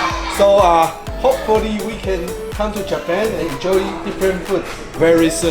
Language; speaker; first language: English; non-native, fluent; Chinese